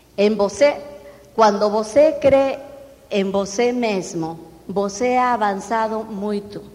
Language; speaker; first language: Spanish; non-native, fluent; Portuguese